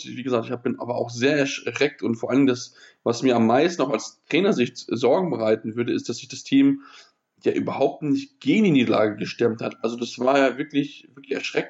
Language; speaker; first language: German; native; German